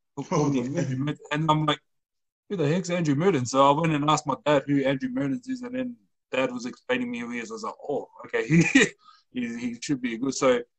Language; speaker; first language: English; native; English